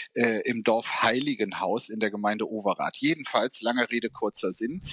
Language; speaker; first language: German; native; German